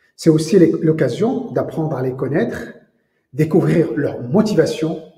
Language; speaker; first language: French; non-native, local second language; Arabic